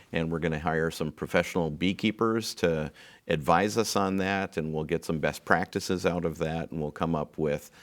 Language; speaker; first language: English; native; English